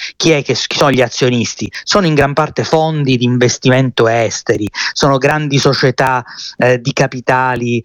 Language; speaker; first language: Italian; native; Italian